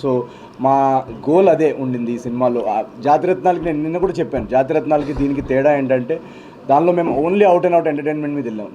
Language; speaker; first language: Telugu; native; Telugu